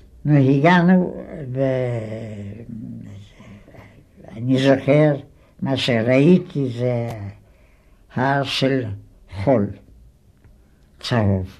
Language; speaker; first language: Hebrew; non-native, fluent; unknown